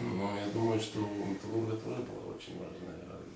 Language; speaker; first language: Russian; native; Russian